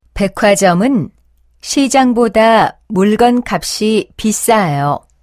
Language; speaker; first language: Korean; native; Korean